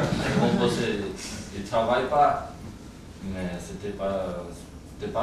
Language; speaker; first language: French; non-native, learner; Portuguese